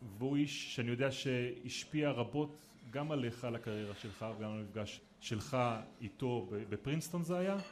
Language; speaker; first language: Hebrew; native; Hebrew